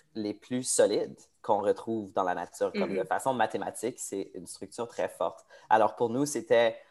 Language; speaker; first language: French; native; French